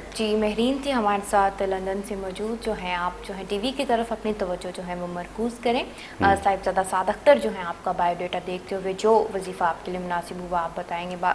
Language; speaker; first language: Urdu; native; Urdu